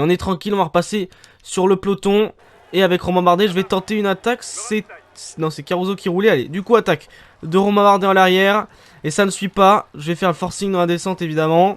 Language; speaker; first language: French; native; French